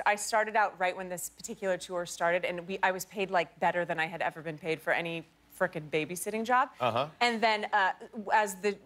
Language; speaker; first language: English; native; English